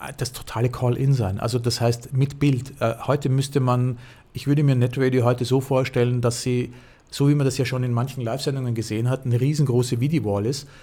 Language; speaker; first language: German; native; German